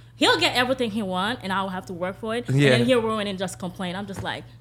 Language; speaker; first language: English; early bilingual, other home language; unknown